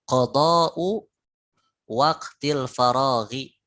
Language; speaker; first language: Arabic; non-native, fluent; Indonesian